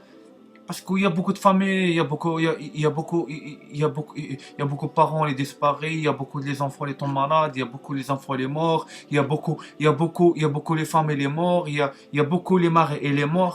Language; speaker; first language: French; non-native, learner; Arabic